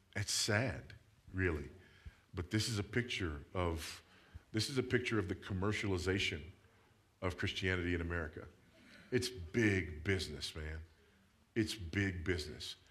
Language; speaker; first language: English; native; English